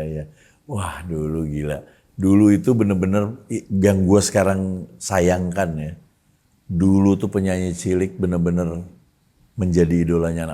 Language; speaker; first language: Indonesian; native; Indonesian